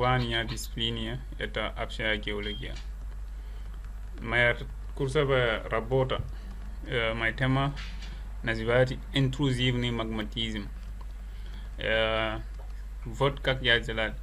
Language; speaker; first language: Russian; non-native, learner; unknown